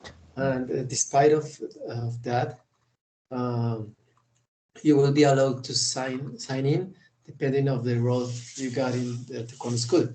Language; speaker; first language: English; non-native, learner; Spanish